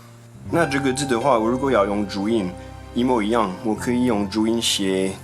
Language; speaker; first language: Chinese; non-native, fluent; French